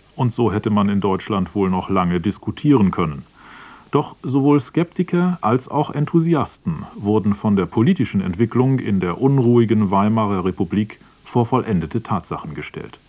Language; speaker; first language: German; native; German